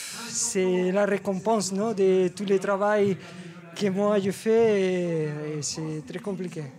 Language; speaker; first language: French; non-native, learner; Spanish